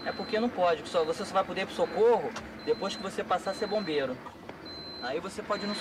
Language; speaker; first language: Portuguese; native; Portuguese